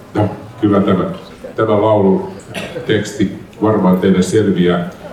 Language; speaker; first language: Finnish; native; Finnish